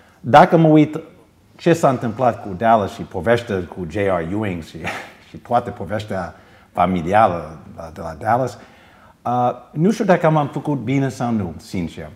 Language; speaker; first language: Romanian; early bilingual, heritage; Romanian